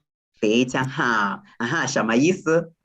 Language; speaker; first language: Chinese; non-native, fluent; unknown